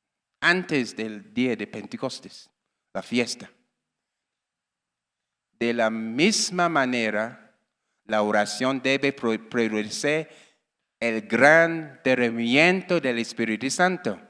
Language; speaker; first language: Spanish; non-native, learner; English